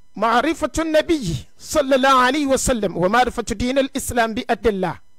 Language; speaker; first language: Arabic; non-native, fluent; Yoruba